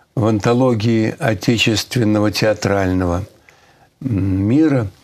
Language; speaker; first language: Russian; native; Russian